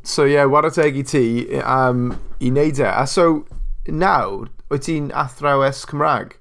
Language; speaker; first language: Welsh; non-native, local second language; English